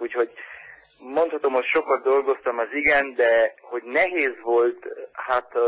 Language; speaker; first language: Hungarian; early bilingual, heritage; Hungarian